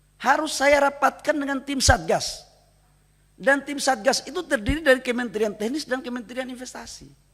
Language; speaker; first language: Indonesian; native; Indonesian